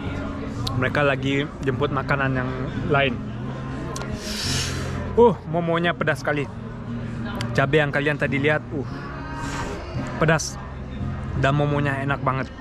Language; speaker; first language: Indonesian; early bilingual, heritage; German